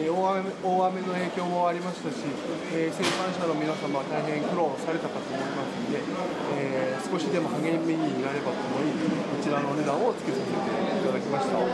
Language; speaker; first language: Japanese; native; Japanese